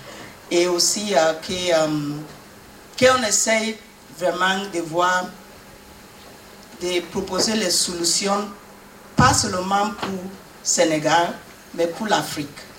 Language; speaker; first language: French; non-native, learner; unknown